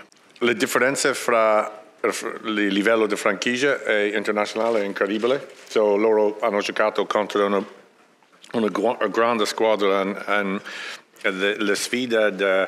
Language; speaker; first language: Italian; non-native, learner; English